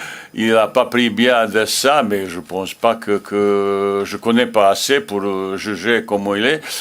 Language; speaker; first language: French; non-native, learner; Bosnian